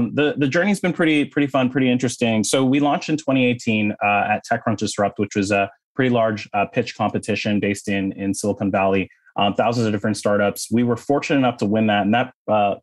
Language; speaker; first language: English; native; English